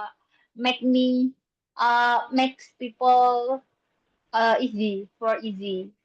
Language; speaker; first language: English; non-native, learner; Indonesian